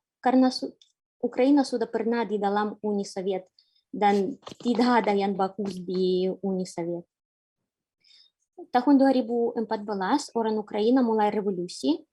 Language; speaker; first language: Indonesian; non-native, fluent; Ukrainian